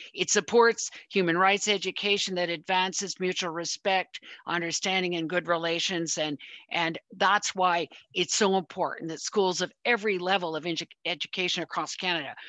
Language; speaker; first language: English; native; English